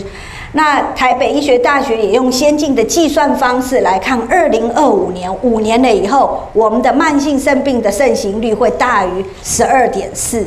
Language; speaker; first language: Chinese; native; Chinese